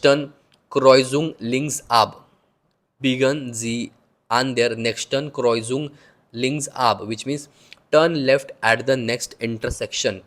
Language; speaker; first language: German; non-native, learner; Hindi